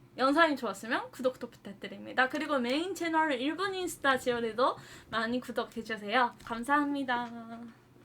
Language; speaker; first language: Korean; non-native, fluent; Japanese